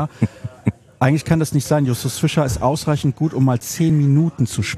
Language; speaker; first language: German; native; German